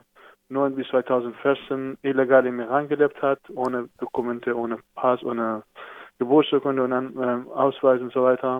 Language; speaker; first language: German; non-native, fluent; Persian